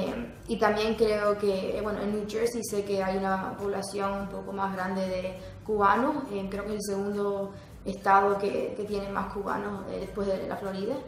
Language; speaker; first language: Spanish; early bilingual, heritage; Spanish